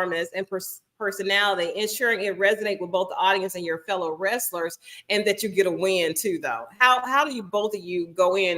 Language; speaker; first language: English; native; English